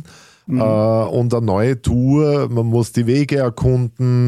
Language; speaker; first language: German; native; German